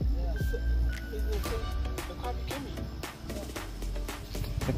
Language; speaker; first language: English; non-native, learner; Filipino